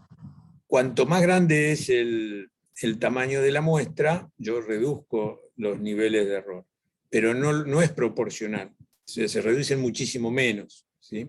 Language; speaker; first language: Spanish; native; Spanish